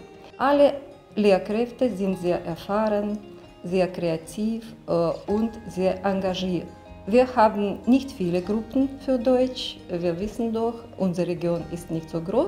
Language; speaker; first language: German; non-native, fluent; Russian